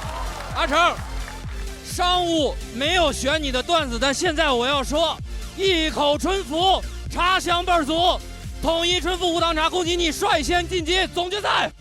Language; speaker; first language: Chinese; native; Chinese